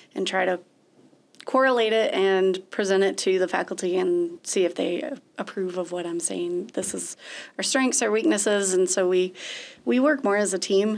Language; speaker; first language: English; native; English